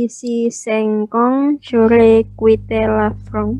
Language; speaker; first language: French; non-native, learner; Indonesian